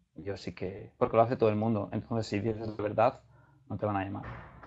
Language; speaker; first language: Spanish; native; Spanish